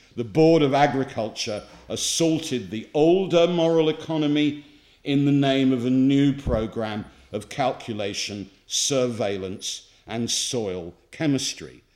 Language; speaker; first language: English; native; English